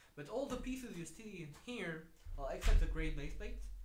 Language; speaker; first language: English; non-native, fluent; French